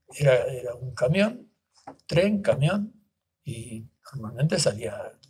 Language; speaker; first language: Spanish; native; Spanish